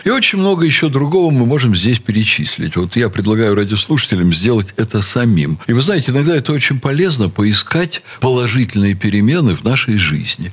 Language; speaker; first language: Russian; native; Russian